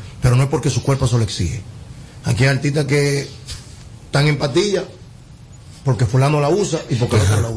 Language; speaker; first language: Spanish; native; Spanish